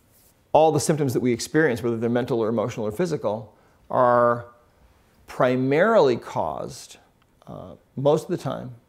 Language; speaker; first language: English; native; English